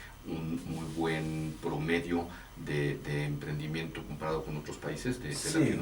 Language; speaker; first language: Spanish; native; Spanish